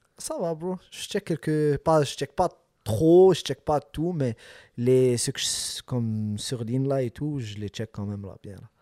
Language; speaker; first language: French; early bilingual, other home language; Arabic